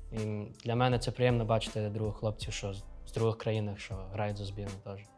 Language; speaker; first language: Ukrainian; early bilingual, other home language; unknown